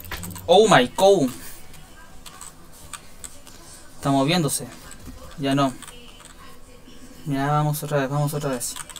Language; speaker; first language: Spanish; native; Spanish